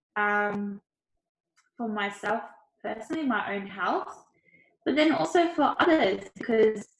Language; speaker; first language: English; early bilingual, other home language; Ukrainian